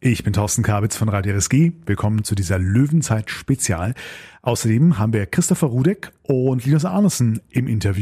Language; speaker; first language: German; native; German